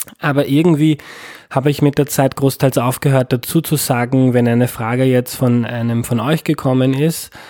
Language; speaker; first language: German; native; German